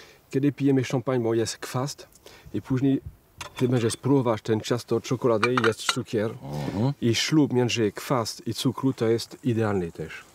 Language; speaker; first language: Polish; early bilingual, heritage; French